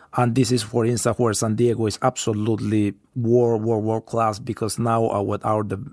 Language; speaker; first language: English; non-native, fluent; Spanish